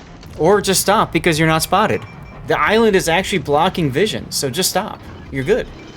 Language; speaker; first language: English; native; English